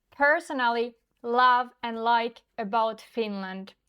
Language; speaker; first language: English; non-native, fluent; Finnish